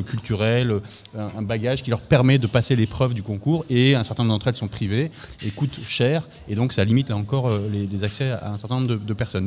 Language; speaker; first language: French; native; French